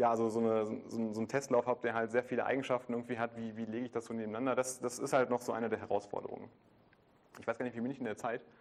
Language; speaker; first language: German; native; German